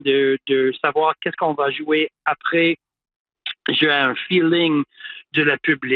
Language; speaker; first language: French; non-native, local second language; English